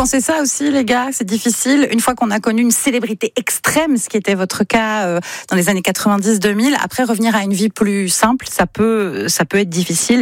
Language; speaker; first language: French; native; French